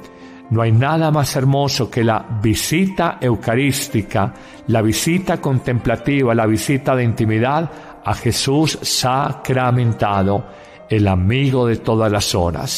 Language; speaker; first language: Spanish; native; Spanish